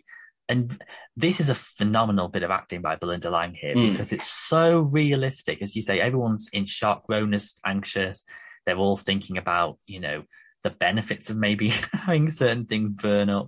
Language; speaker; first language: English; native; English